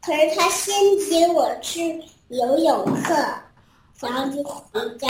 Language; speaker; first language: Chinese; early bilingual, heritage; Chinese